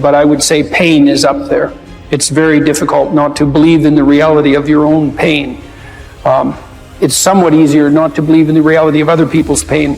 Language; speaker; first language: English; native; English